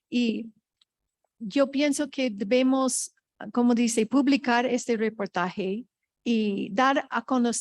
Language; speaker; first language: Spanish; non-native, fluent; English